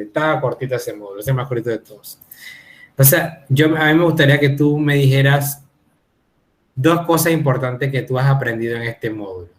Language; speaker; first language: Spanish; native; Spanish